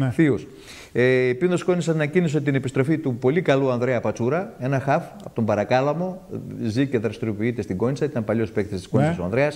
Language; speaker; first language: Greek; native; Greek